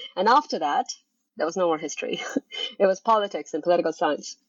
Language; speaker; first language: English; non-native, local second language; Bangla